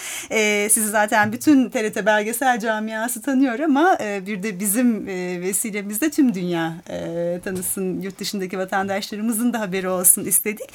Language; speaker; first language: Turkish; native; Turkish